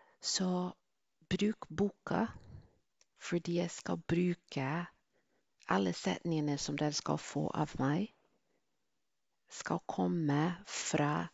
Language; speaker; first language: Norwegian; non-native, fluent; Spanish